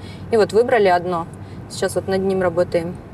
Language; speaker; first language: Russian; native; Russian